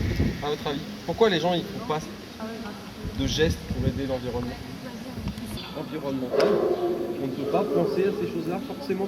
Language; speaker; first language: French; native; French